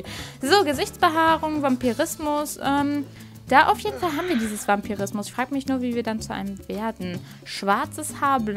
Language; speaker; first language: German; native; German